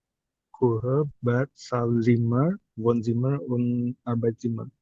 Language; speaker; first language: German; non-native, learner; Indonesian